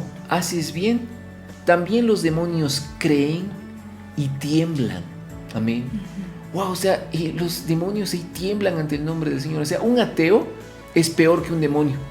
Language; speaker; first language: Spanish; native; Spanish